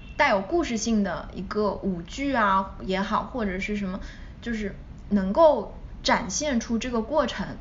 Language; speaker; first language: Chinese; native; Chinese